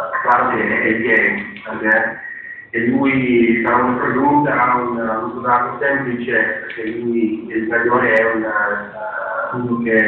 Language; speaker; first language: Italian; non-native, fluent; English